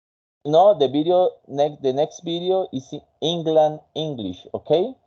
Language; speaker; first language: English; non-native, fluent; Spanish